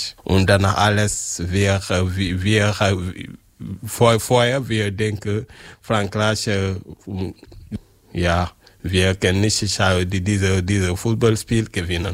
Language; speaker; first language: German; non-native, learner; French